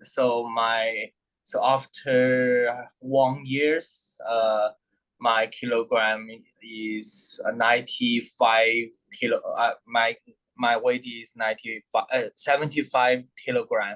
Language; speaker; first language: English; non-native, learner; Thai